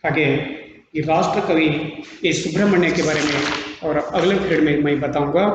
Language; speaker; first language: Hindi; non-native, local second language; Kannada